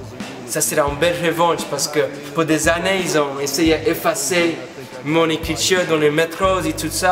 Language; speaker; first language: French; non-native, fluent; English